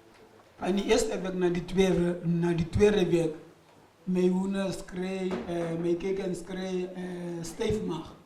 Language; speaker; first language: Afrikaans; non-native, learner; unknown